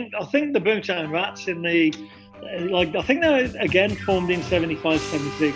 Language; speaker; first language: English; native; English